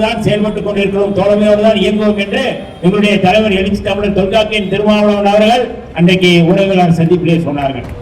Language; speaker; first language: Tamil; native; Tamil